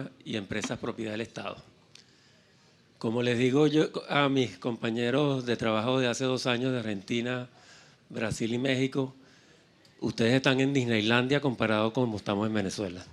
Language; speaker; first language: Spanish; native; Spanish